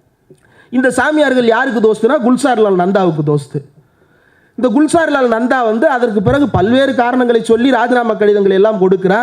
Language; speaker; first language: Tamil; native; Tamil